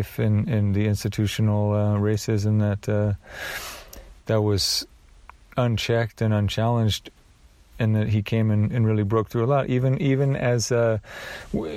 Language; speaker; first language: English; native; English